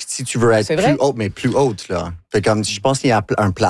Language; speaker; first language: French; non-native, local second language; English